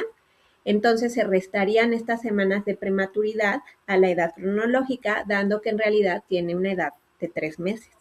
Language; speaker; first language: Spanish; native; Spanish